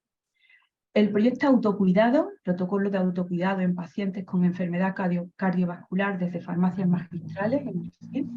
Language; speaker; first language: Spanish; native; Spanish